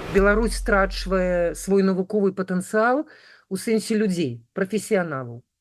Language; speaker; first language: Belarusian; native; Belarusian